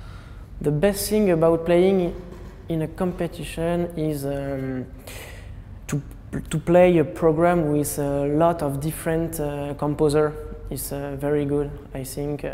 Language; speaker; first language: English; non-native, learner; French